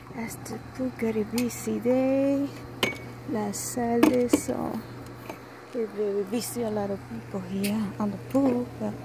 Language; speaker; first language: English; non-native, learner; Spanish